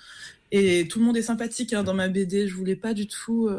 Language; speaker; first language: French; native; French